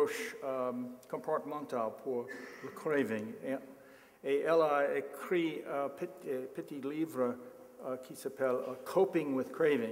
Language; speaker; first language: French; non-native, learner; English